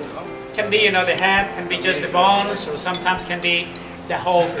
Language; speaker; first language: English; non-native, fluent; Spanish